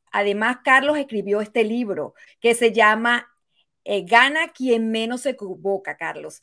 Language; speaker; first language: Spanish; native; Spanish